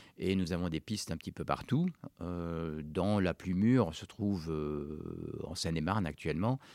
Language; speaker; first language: French; non-native, local second language; Arabic